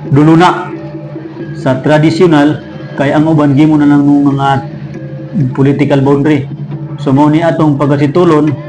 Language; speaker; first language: Cebuano; non-native, local second language; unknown